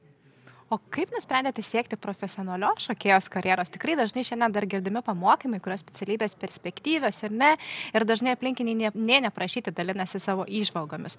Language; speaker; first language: Lithuanian; native; Lithuanian